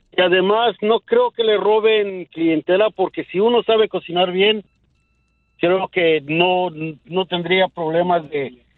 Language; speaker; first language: Spanish; non-native, local second language; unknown